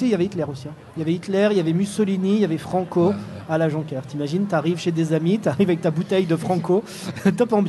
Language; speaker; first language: French; native; French